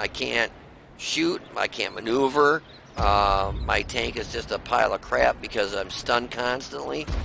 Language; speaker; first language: English; native; English